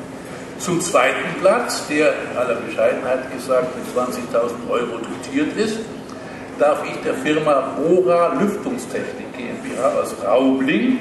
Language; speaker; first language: German; native; German